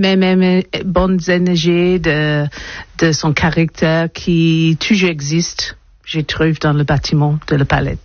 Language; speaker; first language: French; non-native, learner; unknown